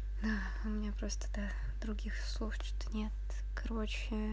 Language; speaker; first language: Russian; native; Russian